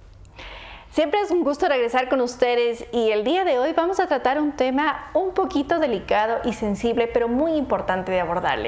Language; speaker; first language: Spanish; native; Spanish